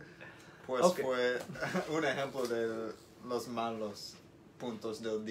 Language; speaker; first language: Spanish; non-native, learner; English